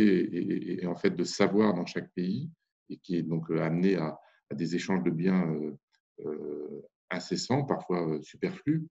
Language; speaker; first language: French; native; French